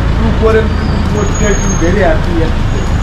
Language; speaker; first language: English; non-native, learner; Korean